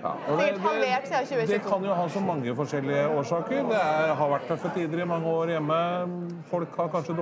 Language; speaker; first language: Norwegian; native; Norwegian